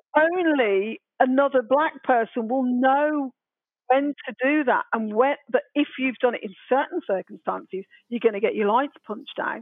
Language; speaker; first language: English; native; English